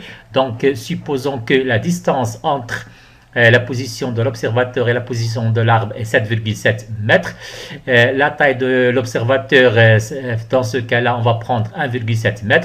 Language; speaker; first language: French; non-native, local second language; Arabic